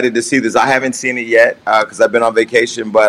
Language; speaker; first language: English; native; English